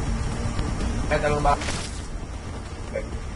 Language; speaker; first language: Spanish; native; Spanish